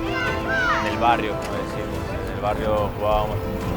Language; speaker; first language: Spanish; native; Spanish